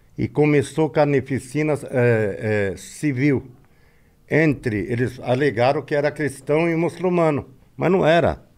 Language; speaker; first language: Portuguese; non-native, fluent; Arabic